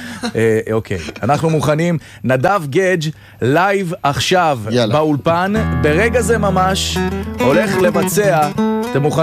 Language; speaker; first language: Hebrew; native; Hebrew